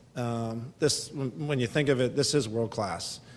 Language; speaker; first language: English; native; English